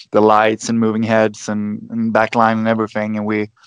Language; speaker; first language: English; non-native, fluent; Swedish